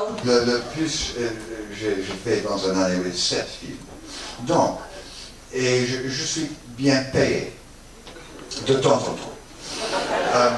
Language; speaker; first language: French; non-native, learner; English